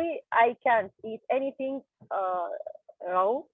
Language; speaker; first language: English; non-native, learner; Arabic